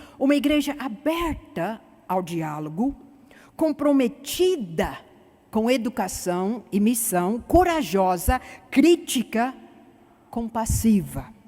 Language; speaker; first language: Portuguese; non-native, fluent; English